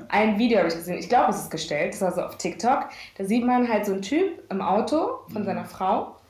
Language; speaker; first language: German; early bilingual, other home language; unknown